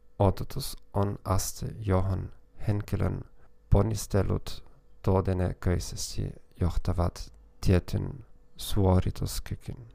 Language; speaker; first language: Finnish; non-native, learner; German